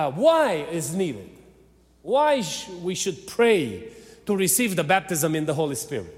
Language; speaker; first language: English; non-native, learner; Romanian